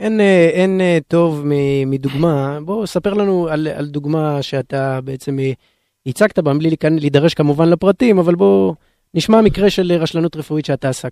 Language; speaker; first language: Hebrew; native; Hebrew